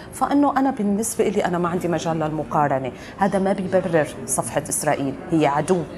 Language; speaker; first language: Arabic; native; Arabic